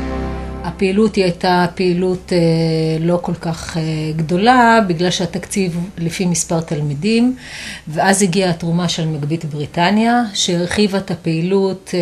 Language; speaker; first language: Hebrew; native; Hebrew